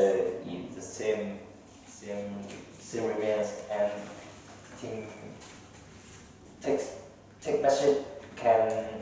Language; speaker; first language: English; non-native, learner; Vietnamese